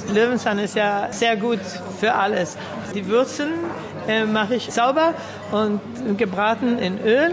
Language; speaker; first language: German; early bilingual, heritage; Swedish